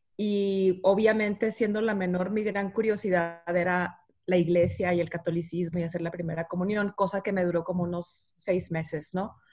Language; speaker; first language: Spanish; native; Spanish